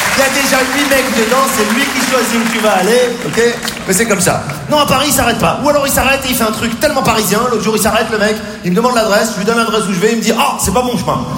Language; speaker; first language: French; native; French